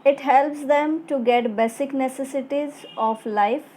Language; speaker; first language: English; non-native, local second language; Marathi